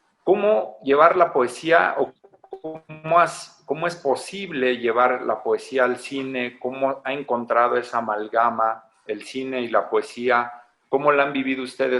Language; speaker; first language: Spanish; native; Spanish